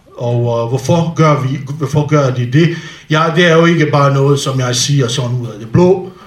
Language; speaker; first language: Danish; non-native, fluent; Bosnian